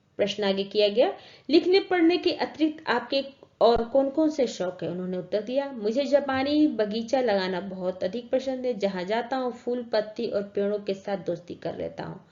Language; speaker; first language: Hindi; native; Hindi